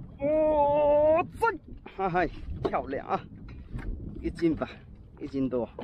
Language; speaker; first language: Chinese; native; Chinese